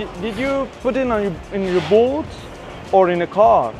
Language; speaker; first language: English; non-native, learner; Persian